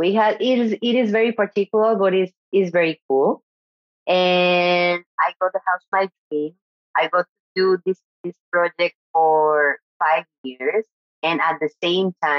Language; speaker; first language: English; non-native, fluent; Spanish